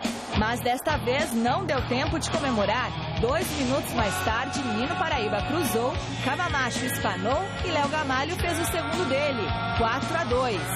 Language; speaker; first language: Portuguese; native; Portuguese